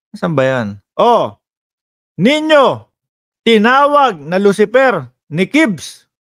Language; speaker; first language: Filipino; native; Filipino